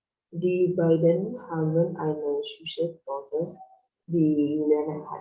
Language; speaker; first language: German; non-native, learner; Indonesian